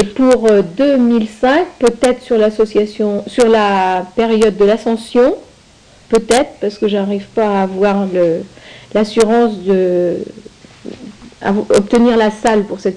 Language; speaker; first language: French; native; French